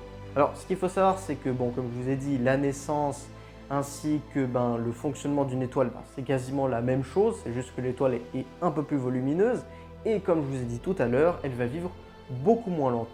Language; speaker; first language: French; native; French